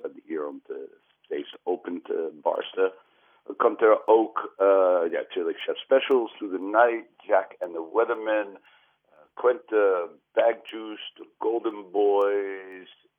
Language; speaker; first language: Dutch; non-native, fluent; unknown